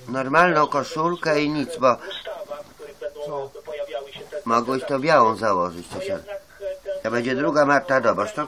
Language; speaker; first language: Polish; native; Polish